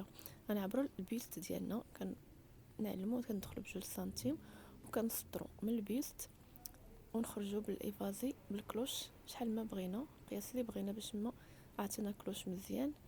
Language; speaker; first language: Arabic; native; Arabic